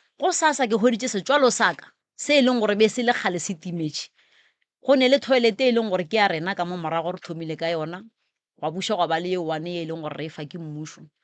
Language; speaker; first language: Northern Sotho; native; Northern Sotho